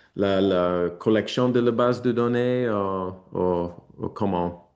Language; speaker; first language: French; non-native, fluent; English